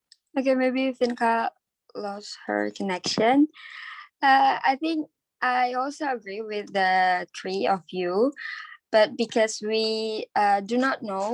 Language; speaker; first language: English; non-native, learner; Indonesian